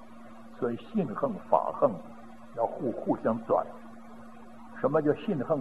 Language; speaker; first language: Chinese; native; Chinese